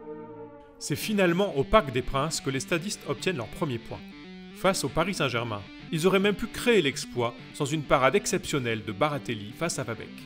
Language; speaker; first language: French; native; French